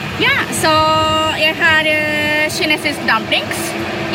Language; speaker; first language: Norwegian; non-native, learner; Polish